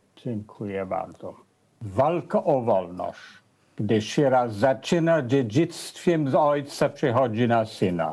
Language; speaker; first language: Polish; non-native, fluent; English